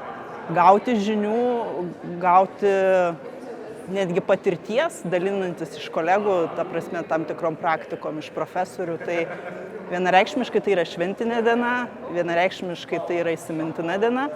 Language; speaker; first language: Lithuanian; native; Lithuanian